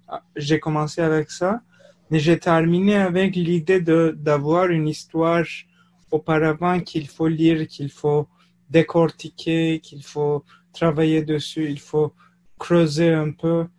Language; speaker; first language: French; non-native, fluent; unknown